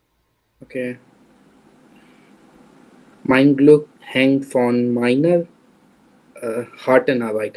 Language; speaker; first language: German; non-native, learner; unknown